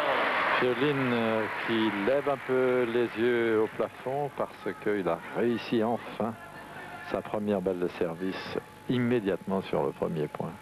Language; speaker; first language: French; native; French